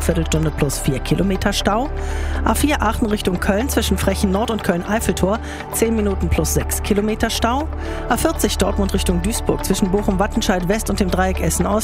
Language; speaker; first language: German; native; German